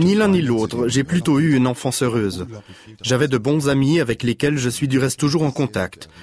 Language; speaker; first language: French; non-native, fluent; German